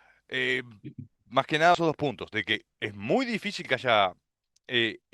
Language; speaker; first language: Spanish; native; Spanish